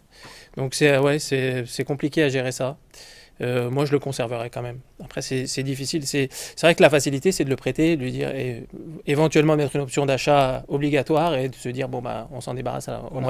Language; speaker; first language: French; native; French